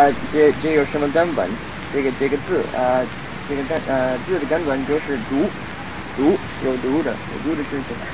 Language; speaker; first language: Chinese; non-native, fluent; English